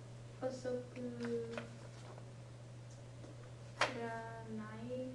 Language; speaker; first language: Japanese; non-native, learner; English